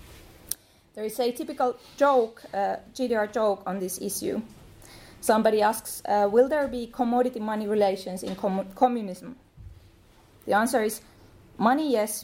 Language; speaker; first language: English; non-native, fluent; Finnish